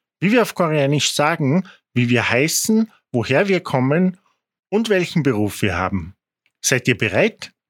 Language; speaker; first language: German; native; German